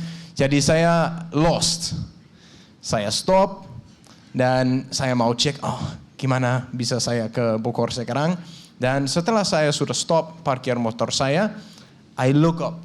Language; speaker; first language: Indonesian; non-native, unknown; Danish